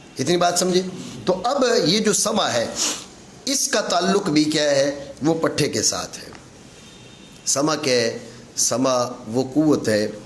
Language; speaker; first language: Urdu; non-native, local second language; Punjabi